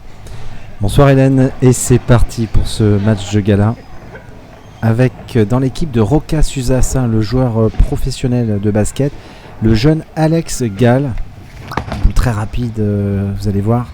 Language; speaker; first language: French; native; French